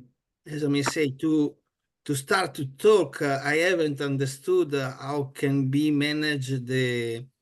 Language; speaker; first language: English; non-native, fluent; Italian